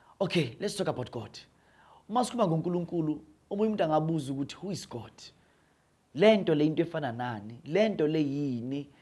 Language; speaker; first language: Zulu; non-native, local second language; Northern Sotho